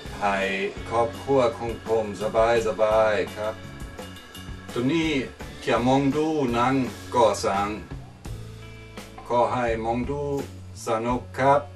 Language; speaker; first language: Thai; non-native, learner; German